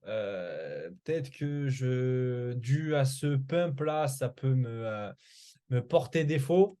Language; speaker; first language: French; native; French